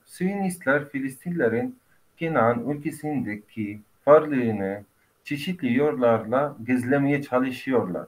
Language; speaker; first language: Turkish; non-native, fluent; Arabic